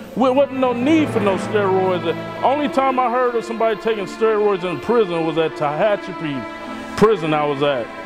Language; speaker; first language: English; native; English